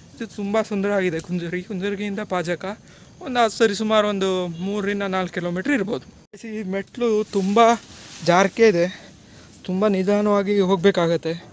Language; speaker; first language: Kannada; native; Kannada